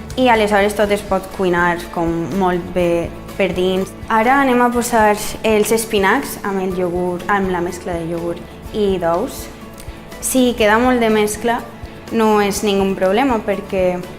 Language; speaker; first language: Catalan; early bilingual, other home language; Bulgarian